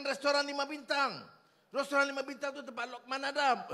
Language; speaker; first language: Malay; native; Malay